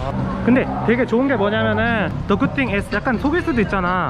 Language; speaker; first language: Korean; non-native, fluent; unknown